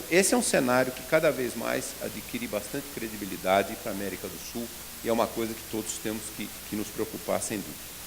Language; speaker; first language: Portuguese; native; Portuguese